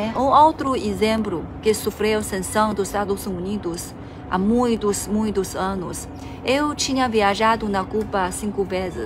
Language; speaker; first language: Portuguese; non-native, fluent; Chinese